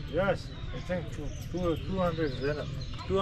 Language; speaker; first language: English; non-native, learner; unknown